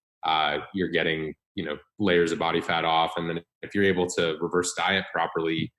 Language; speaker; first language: English; native; English